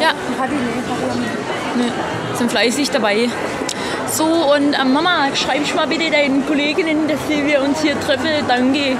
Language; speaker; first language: German; native; German